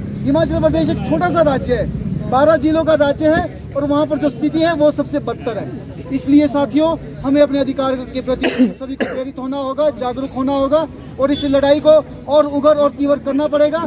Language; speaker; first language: Hindi; native; Hindi